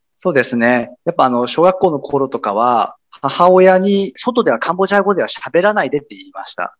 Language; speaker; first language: Japanese; early bilingual, other home language; Khmer